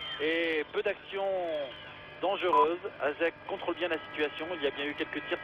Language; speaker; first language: French; native; French